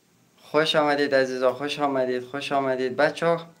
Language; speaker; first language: Persian; native; Persian